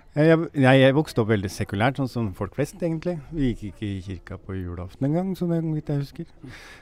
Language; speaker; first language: Norwegian; native; Norwegian